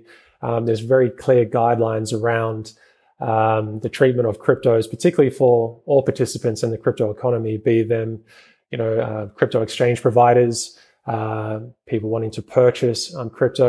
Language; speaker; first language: English; native; English